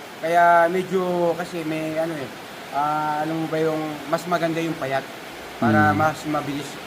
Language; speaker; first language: Filipino; native; Filipino